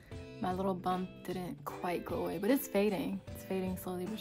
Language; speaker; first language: English; native; English